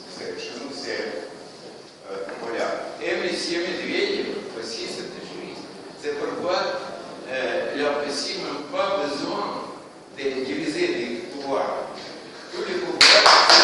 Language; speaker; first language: French; non-native, fluent; Russian